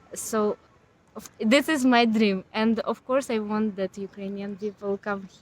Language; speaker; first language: English; non-native, learner; Ukrainian